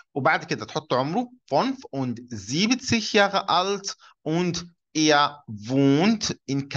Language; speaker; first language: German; non-native, fluent; Arabic